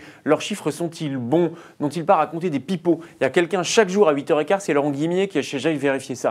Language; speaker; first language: French; native; French